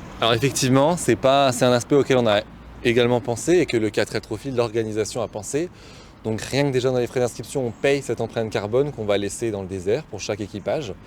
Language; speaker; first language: French; native; French